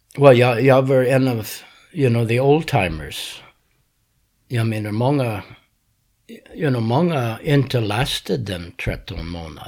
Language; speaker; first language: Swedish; non-native, learner; English